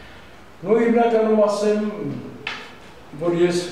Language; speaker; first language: Armenian; non-native, local second language; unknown